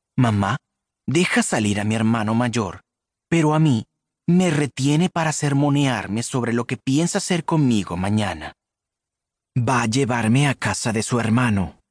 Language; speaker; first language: Spanish; native; Spanish